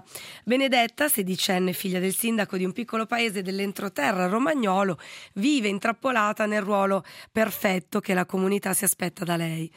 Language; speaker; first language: Italian; native; Italian